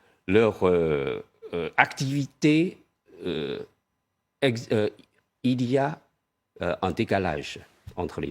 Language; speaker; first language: French; non-native, fluent; Chinese